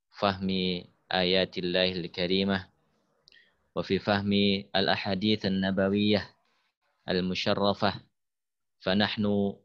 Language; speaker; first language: Arabic; non-native, fluent; Indonesian